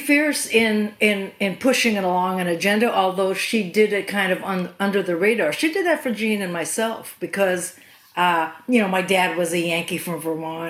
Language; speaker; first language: English; native; English